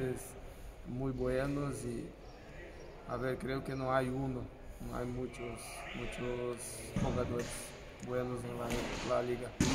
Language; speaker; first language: Spanish; non-native, fluent; Portuguese